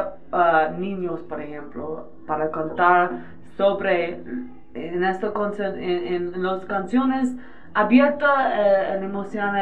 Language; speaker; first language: Spanish; non-native, learner; English